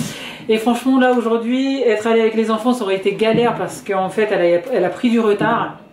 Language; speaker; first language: French; native; French